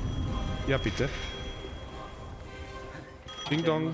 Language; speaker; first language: German; native; German